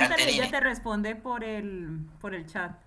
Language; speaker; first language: Spanish; native; Spanish